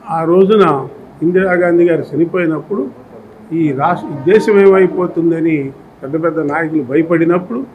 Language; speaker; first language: Telugu; native; Telugu